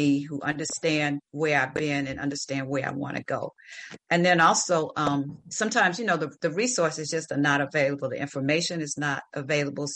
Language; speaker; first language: English; native; English